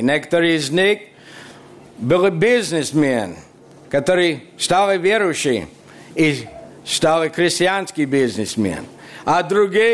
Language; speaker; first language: Russian; non-native, fluent; English